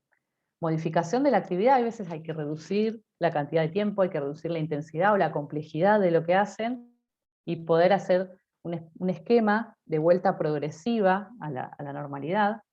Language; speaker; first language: Spanish; native; Spanish